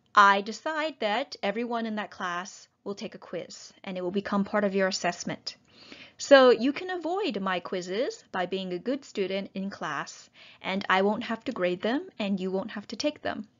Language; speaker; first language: English; native; English